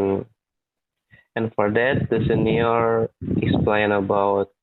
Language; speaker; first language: English; non-native, learner; Indonesian